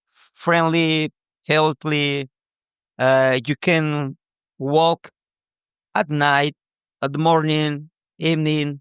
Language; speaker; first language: English; non-native, local second language; Spanish